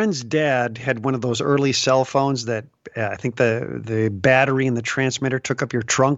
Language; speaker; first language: English; native; English